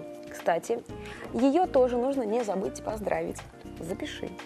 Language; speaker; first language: Russian; native; Russian